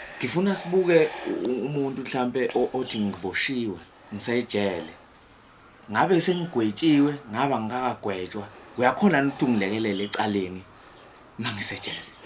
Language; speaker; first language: Zulu; native; Zulu